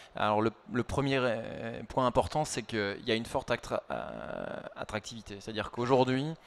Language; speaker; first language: French; native; French